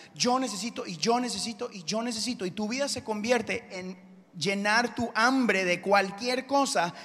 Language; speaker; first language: Spanish; early bilingual, heritage; Spanish